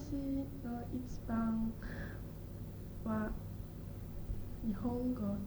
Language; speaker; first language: Japanese; non-native, learner; English